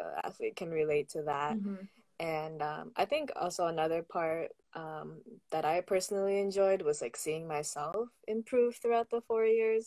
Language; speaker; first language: English; native; English